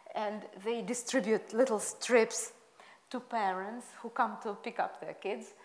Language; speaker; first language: English; non-native, fluent; Russian